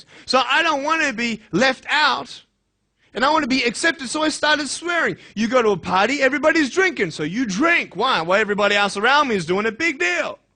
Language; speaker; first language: English; native; English